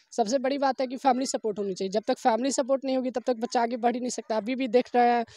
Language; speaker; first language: Hindi; native; Hindi